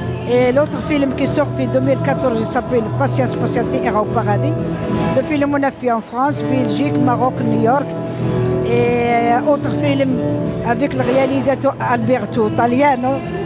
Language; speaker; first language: French; non-native, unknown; Arabic